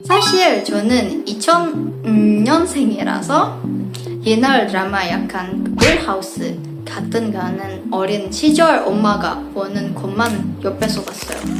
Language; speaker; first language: Korean; non-native, fluent; Indonesian